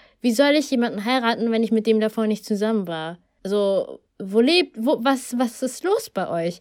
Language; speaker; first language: German; early bilingual, other home language; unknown